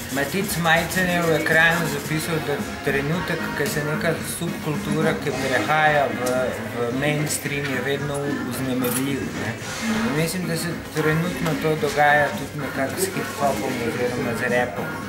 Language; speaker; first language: Slovenian; early bilingual, other home language; Bosnian